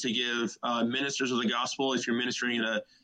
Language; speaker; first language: English; native; English